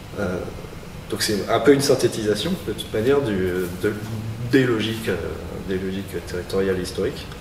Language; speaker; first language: French; native; French